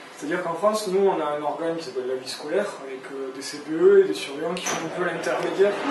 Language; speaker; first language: French; native; French